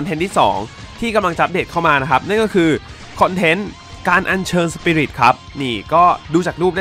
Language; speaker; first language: Thai; native; Thai